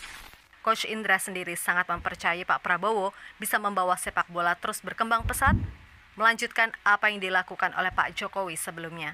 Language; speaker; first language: Indonesian; native; Indonesian